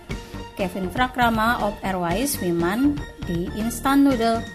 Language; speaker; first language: German; non-native, fluent; Indonesian